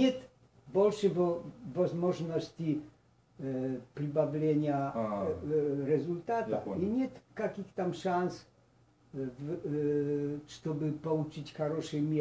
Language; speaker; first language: Russian; non-native, learner; Polish